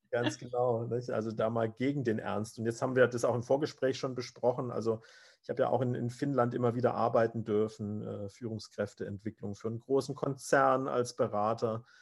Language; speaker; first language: German; native; German